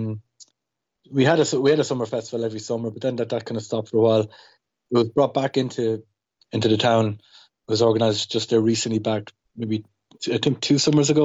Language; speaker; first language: English; native; English